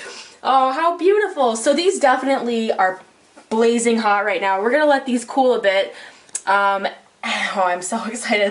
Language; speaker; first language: English; native; English